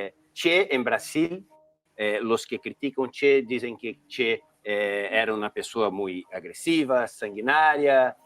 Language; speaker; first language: Spanish; non-native, learner; Portuguese